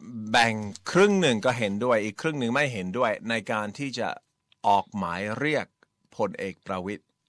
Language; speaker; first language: Thai; non-native, fluent; English